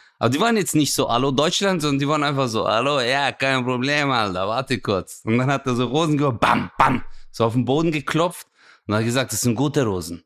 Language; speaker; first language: German; early bilingual, other home language; Turkish